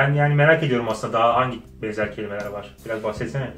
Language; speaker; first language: Turkish; native; Turkish